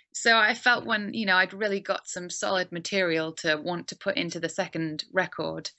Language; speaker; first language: English; native; English